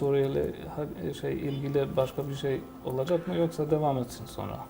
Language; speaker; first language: Turkish; non-native, fluent; Albanian